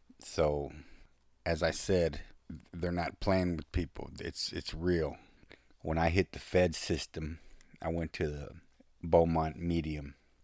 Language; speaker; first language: English; early bilingual, other home language; Spanish